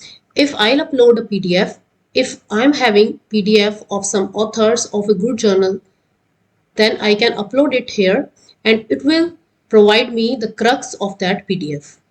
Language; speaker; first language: English; non-native, local second language; Hindi